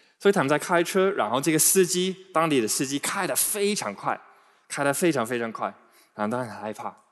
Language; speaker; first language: Chinese; non-native, fluent; English